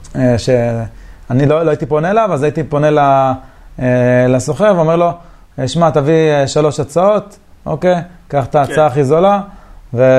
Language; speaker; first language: Hebrew; native; Hebrew